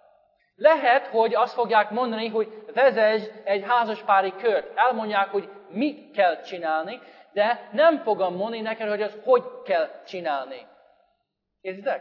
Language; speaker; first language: Hungarian; non-native, fluent; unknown